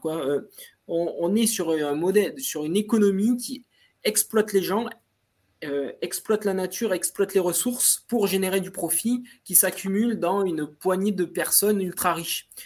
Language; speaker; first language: French; native; French